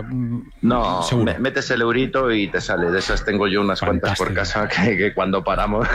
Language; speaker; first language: Spanish; native; Spanish